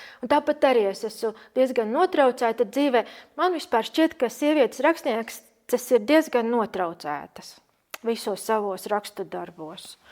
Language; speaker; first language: Latvian; native; Latvian